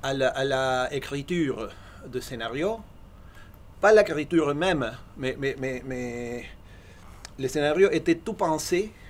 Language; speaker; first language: French; non-native, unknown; Spanish